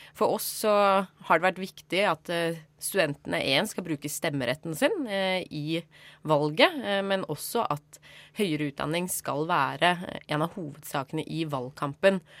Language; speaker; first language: Norwegian; native; Norwegian